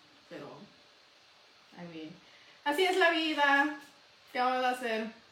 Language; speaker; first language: Spanish; early bilingual, heritage; Spanish